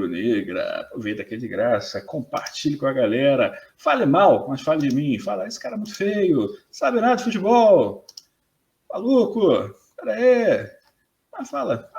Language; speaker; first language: Portuguese; native; Portuguese